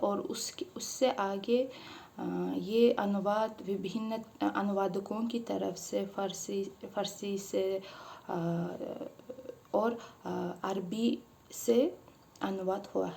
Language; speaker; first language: Hindi; non-native, fluent; Uzbek